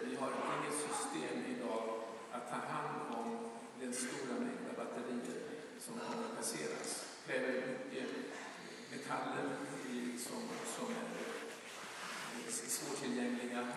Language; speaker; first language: Swedish; native; Swedish